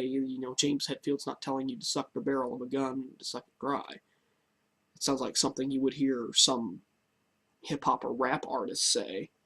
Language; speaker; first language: English; native; English